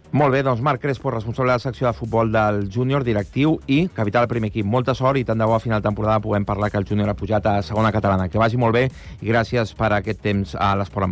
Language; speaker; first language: Catalan; native; Catalan